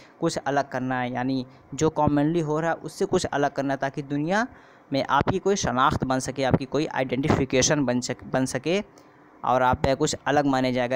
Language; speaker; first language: Urdu; native; Urdu